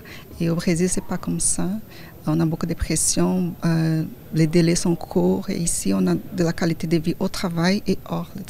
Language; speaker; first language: French; non-native, fluent; Portuguese